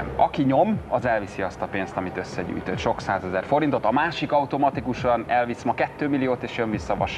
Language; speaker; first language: Hungarian; native; Hungarian